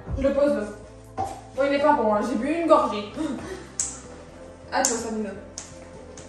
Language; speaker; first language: French; native; French